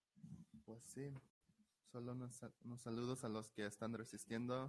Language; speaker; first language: Spanish; early bilingual, heritage; Spanish